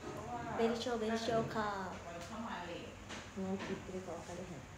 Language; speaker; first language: Japanese; native; Japanese